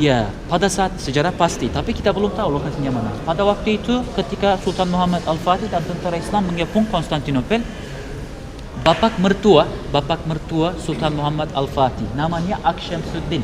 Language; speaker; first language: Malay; non-native, fluent; Turkish